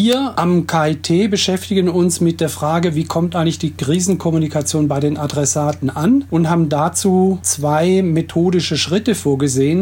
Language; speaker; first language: German; native; German